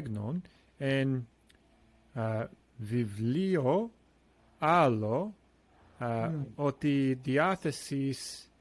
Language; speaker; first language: Greek; non-native, learner; English